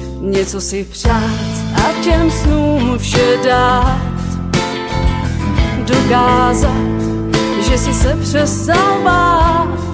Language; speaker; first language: Czech; native; Czech